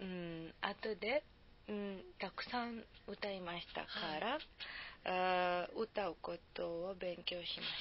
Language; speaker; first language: Japanese; non-native, learner; Serbian